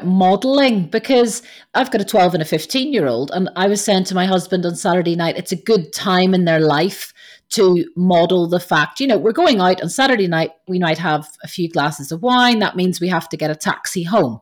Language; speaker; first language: English; native; English